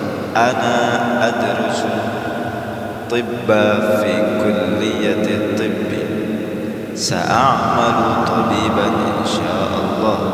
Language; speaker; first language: Arabic; non-native, fluent; Indonesian